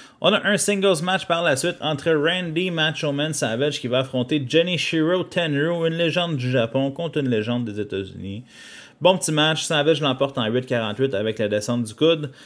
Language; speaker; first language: French; native; French